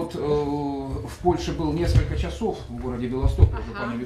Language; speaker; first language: Russian; native; Russian